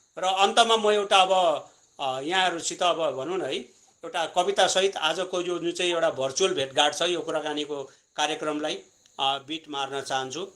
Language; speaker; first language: Nepali; native; Nepali